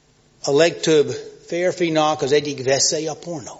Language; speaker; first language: Hungarian; non-native, fluent; English